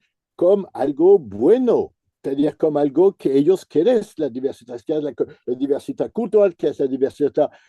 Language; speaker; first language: Spanish; non-native, fluent; French